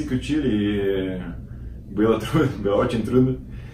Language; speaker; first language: Russian; non-native, learner; Portuguese